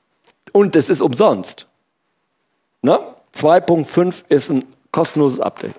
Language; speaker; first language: German; native; German